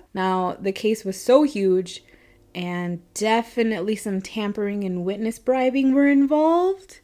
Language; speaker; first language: English; native; English